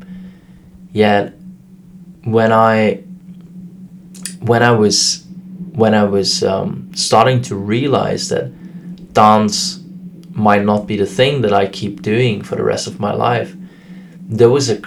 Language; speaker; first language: English; non-native, fluent; German